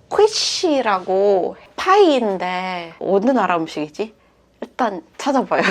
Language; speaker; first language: Korean; non-native, fluent; Indonesian